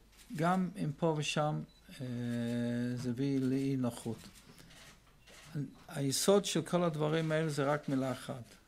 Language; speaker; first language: Hebrew; non-native, fluent; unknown